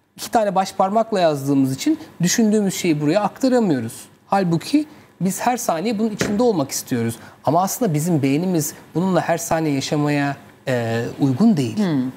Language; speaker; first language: Turkish; native; Turkish